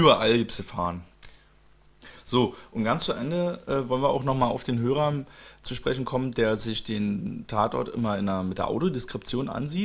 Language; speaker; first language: German; native; German